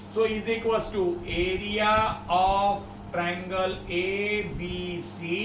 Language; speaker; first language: Hindi; non-native, local second language; Marathi